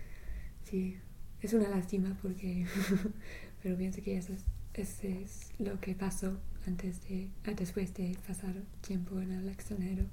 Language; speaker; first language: Spanish; non-native, learner; English